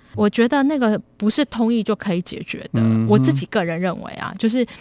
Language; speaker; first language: Chinese; non-native, local second language; Min Nan Chinese